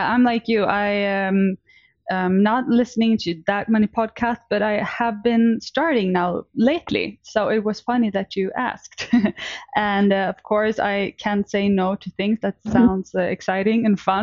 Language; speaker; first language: English; non-native, fluent; Swedish